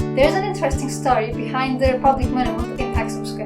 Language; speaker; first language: English; non-native, fluent; Turkish